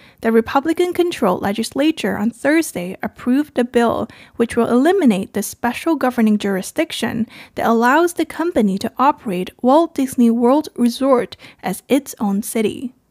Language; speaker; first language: English; non-native, fluent; Chinese